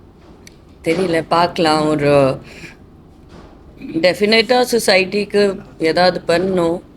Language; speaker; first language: Tamil; non-native, fluent; Hindi